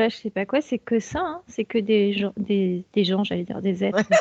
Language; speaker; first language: French; native; French